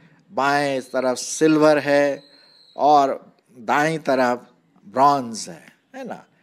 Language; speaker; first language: Hindi; non-native, local second language; Marathi